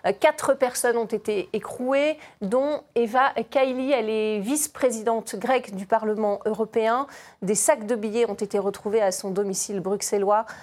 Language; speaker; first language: French; native; French